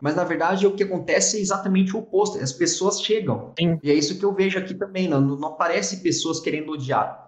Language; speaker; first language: Portuguese; native; Portuguese